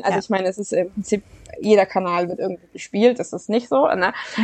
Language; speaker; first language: German; native; German